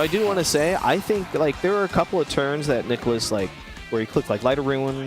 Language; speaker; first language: English; native; English